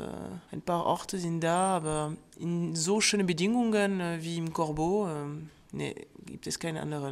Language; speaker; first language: German; non-native, fluent; French